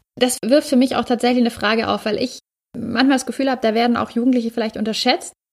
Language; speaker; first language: German; native; German